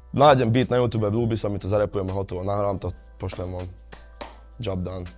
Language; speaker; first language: Slovak; early bilingual, other home language; Italian